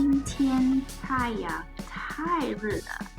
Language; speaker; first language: Chinese; non-native, learner; English